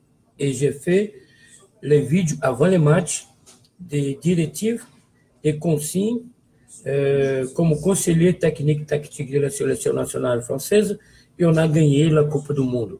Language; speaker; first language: French; non-native, fluent; Portuguese